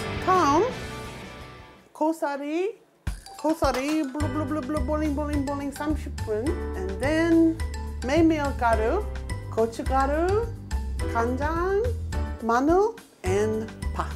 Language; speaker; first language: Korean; non-native, learner; English